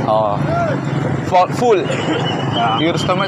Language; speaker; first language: English; non-native, learner; Indonesian